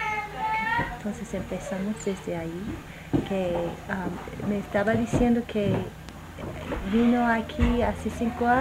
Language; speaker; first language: Spanish; non-native, fluent; English